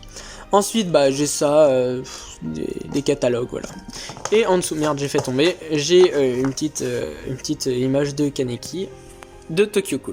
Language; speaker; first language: French; native; French